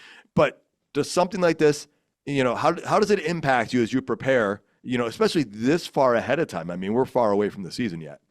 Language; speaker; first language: English; native; English